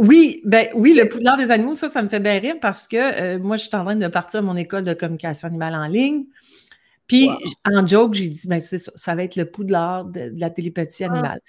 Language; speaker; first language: French; native; French